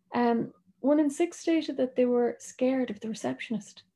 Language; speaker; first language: English; native; English